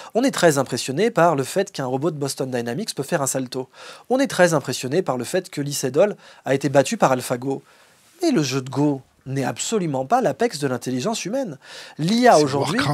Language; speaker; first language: French; native; French